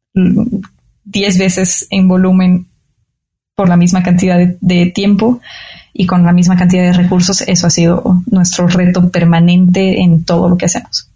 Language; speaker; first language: Spanish; native; Spanish